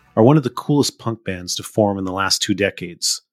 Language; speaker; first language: English; native; English